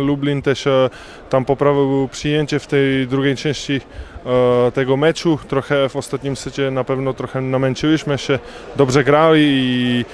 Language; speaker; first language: Polish; non-native, learner; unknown